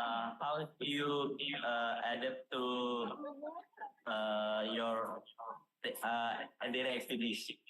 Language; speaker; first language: English; non-native, learner; Indonesian